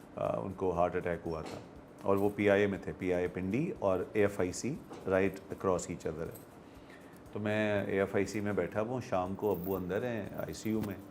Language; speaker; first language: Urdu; native; Urdu